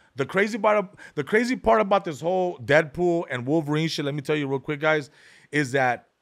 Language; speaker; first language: English; early bilingual, other home language; Spanish